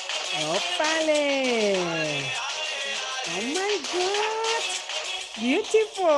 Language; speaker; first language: English; non-native, learner; Spanish